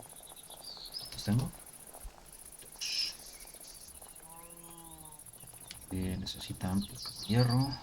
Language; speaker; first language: Spanish; early bilingual, heritage; Spanish